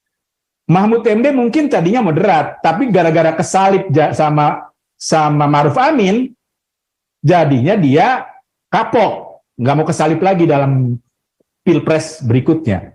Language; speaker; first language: Indonesian; native; Indonesian